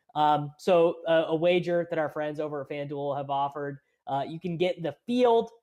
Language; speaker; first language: English; native; English